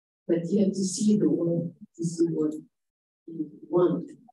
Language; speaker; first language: English; non-native, fluent; Indonesian